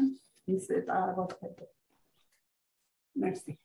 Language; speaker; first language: French; non-native, fluent; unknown